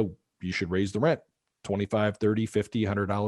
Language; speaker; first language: English; native; English